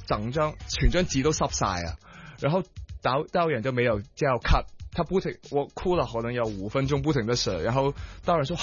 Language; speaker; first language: Chinese; non-native, fluent; Cantonese